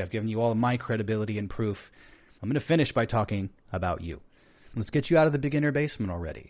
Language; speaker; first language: English; native; English